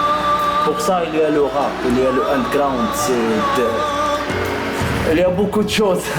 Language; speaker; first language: French; non-native, local second language; Arabic